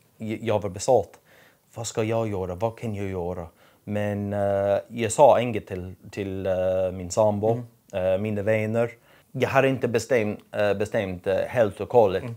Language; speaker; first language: Swedish; non-native, learner; English